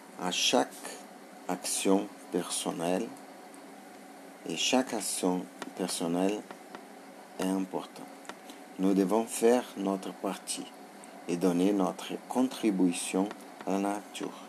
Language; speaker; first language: French; non-native, learner; Portuguese